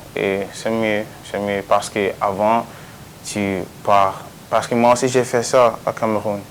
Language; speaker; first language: French; non-native, local second language; English